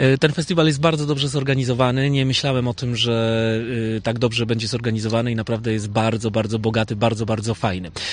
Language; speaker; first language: Polish; native; Polish